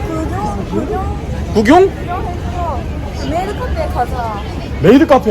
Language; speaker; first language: Korean; non-native, learner; Japanese